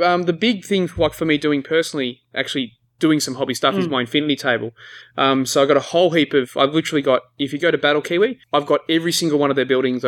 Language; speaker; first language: English; native; English